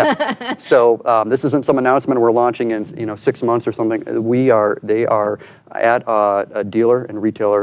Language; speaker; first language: English; native; English